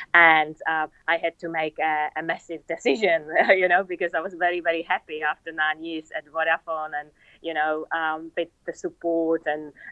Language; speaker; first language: English; non-native, fluent; Czech